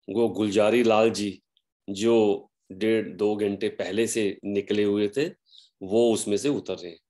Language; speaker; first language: Hindi; non-native, local second language; Punjabi